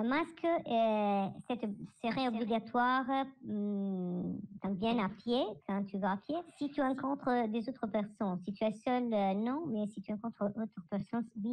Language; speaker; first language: French; non-native, learner; Italian